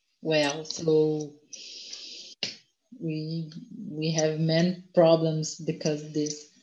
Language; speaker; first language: English; non-native, learner; Portuguese